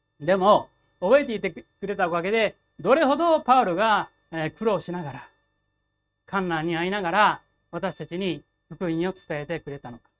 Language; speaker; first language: Japanese; native; Japanese